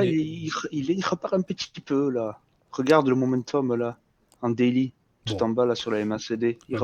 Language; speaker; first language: French; native; French